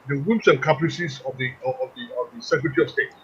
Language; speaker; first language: English; non-native, local second language; Yoruba